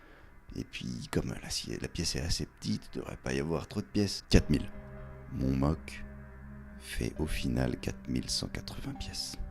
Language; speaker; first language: French; native; French